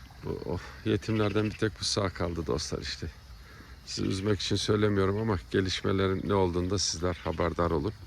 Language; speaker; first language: Turkish; native; Turkish